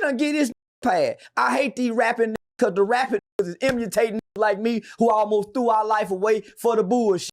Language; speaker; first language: English; native; English